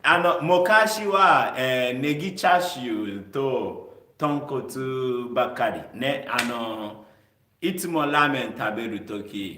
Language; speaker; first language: Japanese; non-native, learner; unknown